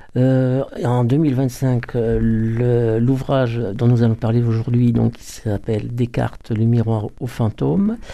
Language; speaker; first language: French; native; French